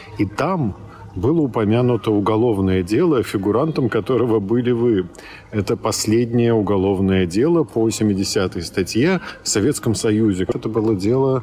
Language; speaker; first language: Russian; native; Russian